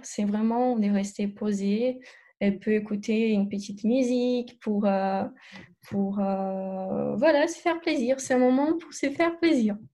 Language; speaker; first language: French; non-native, fluent; Portuguese